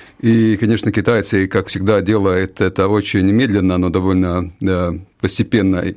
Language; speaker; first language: Russian; non-native, local second language; Latvian